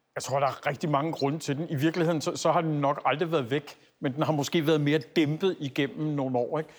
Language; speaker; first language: Danish; native; Danish